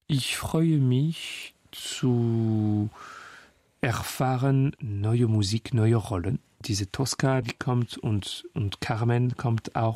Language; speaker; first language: German; non-native, fluent; French